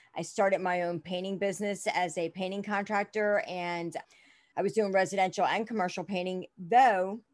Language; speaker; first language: English; native; English